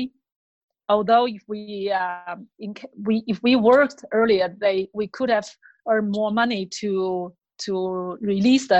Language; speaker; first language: English; non-native, fluent; Chinese